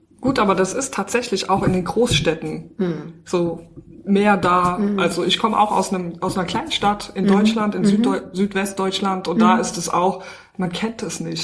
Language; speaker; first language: German; native; German